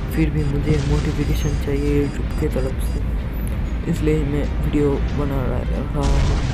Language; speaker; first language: Hindi; non-native, fluent; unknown